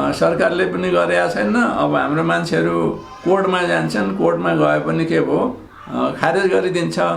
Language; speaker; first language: Nepali; non-native, local second language; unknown